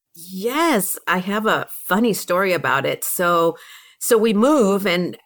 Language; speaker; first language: English; early bilingual, other home language; Spanish